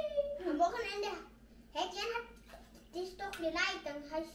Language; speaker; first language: German; early bilingual, other home language; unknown